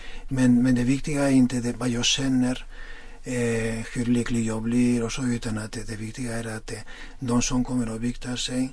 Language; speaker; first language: Swedish; non-native, fluent; Spanish